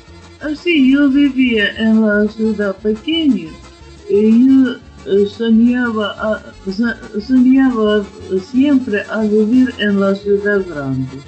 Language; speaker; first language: Spanish; non-native, learner; Ukrainian